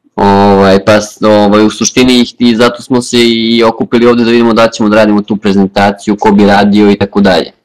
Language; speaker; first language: Serbian; native; Serbian